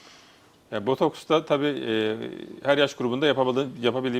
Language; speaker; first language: Turkish; native; Turkish